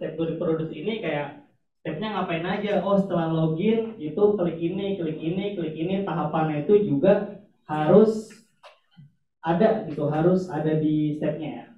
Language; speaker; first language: Indonesian; native; Indonesian